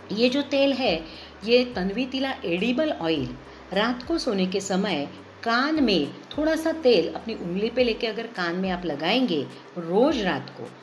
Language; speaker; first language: Hindi; non-native, local second language; Marathi